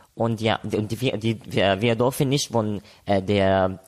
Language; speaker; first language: German; non-native, fluent; Arabic